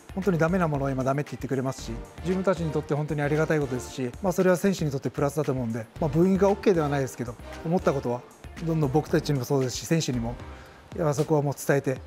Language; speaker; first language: Japanese; native; Japanese